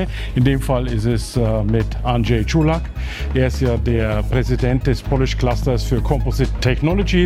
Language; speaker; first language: German; native; German